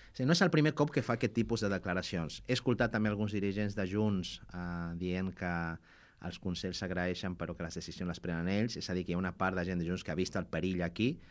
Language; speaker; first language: Catalan; non-native, fluent; Spanish